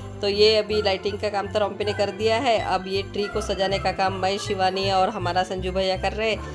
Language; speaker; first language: Hindi; non-native, local second language; Marathi